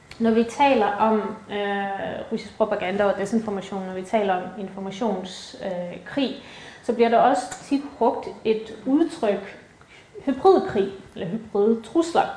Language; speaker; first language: Danish; early bilingual, other home language; Ukrainian